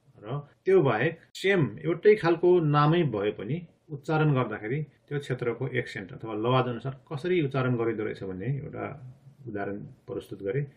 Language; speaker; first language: Nepali; non-native, local second language; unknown